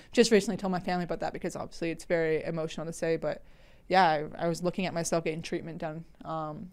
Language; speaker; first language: English; native; English